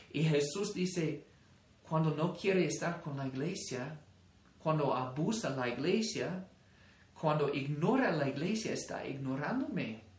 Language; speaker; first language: Spanish; non-native, fluent; English